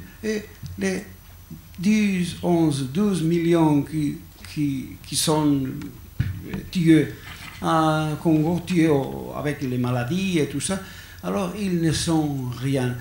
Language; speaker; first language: French; non-native, learner; Basque